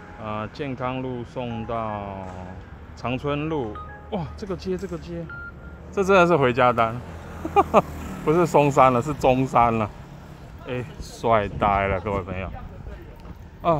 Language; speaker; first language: Chinese; native; Chinese